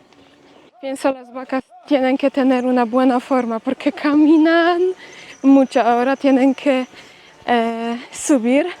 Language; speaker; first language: Spanish; non-native, fluent; Polish